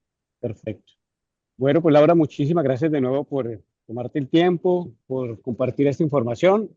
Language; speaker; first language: Spanish; native; Spanish